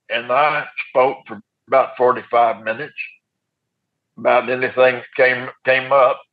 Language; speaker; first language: English; native; English